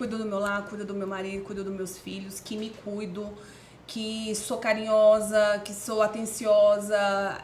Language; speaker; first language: Portuguese; native; Portuguese